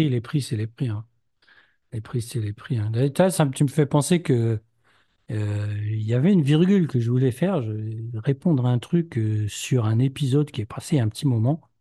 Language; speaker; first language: French; native; French